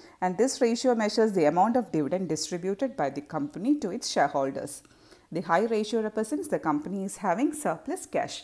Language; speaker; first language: English; non-native, local second language; Malayalam